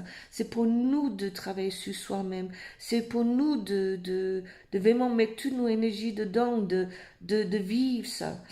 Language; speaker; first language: French; non-native, fluent; English